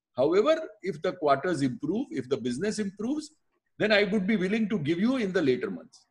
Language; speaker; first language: English; non-native, local second language; Gujarati